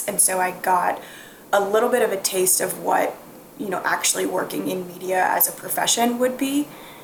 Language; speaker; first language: English; native; English